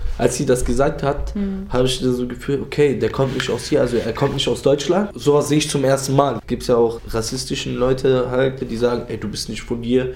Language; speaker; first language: German; early bilingual, other home language; Turkish